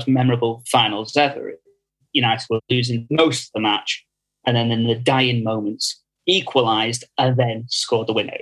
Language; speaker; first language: English; native; English